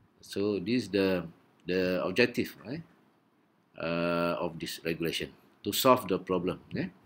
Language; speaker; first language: English; non-native, local second language; Malay